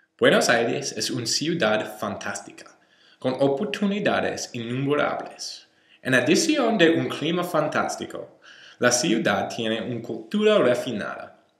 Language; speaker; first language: Spanish; non-native, learner; English